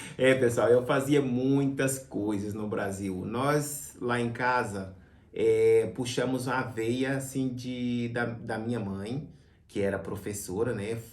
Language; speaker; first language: Portuguese; native; Portuguese